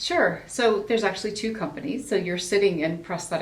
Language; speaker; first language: English; native; English